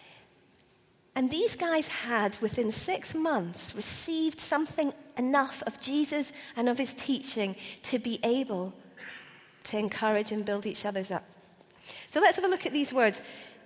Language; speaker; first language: English; native; English